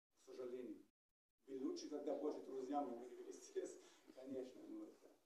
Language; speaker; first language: Russian; non-native, learner; German